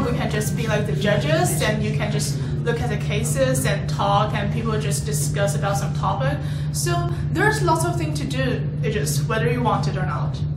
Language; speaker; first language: English; non-native, fluent; Chinese